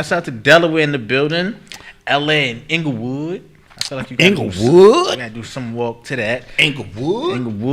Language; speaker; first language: English; native; English